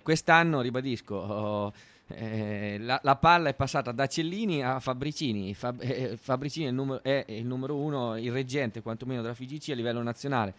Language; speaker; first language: Italian; native; Italian